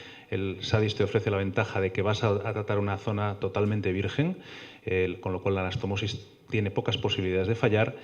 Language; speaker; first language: Spanish; native; Spanish